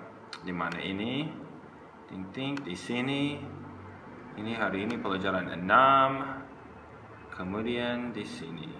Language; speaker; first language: Indonesian; non-native, fluent; English